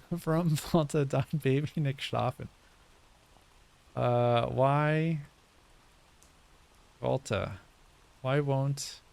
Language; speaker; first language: German; non-native, learner; English